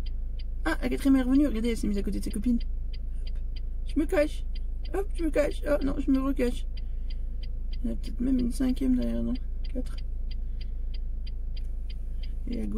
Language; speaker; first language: French; native; French